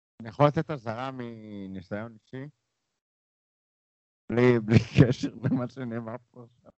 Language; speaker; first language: Hebrew; native; Hebrew